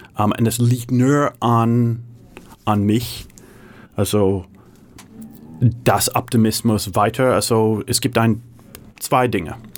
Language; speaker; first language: German; non-native, fluent; English